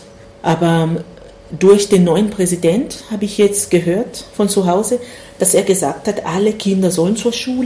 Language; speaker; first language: German; non-native, fluent; Swahili